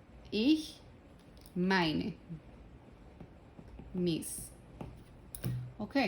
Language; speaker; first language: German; non-native, fluent; Spanish